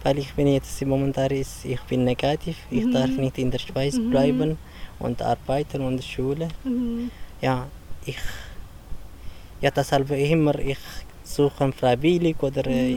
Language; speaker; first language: German; non-native, learner; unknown